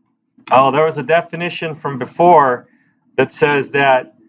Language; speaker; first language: English; native; English